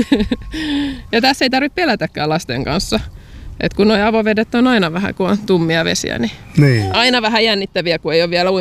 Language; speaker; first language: Finnish; native; Finnish